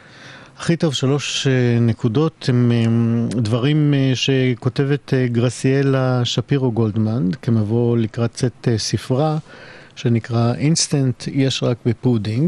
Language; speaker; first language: Hebrew; native; Hebrew